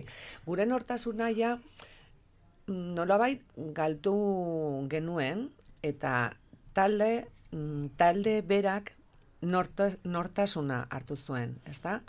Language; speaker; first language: Basque; non-native, local second language; Spanish